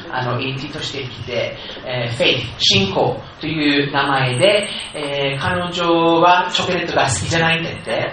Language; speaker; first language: Japanese; non-native, fluent; English